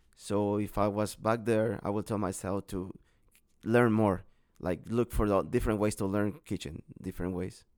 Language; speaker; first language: English; non-native, learner; Spanish